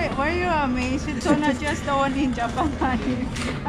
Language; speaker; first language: English; non-native, local second language; Filipino